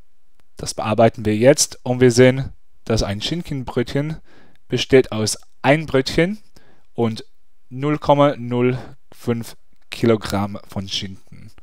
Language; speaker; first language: German; non-native, fluent; English